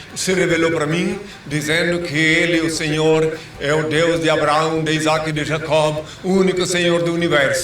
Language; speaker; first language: Portuguese; native; Portuguese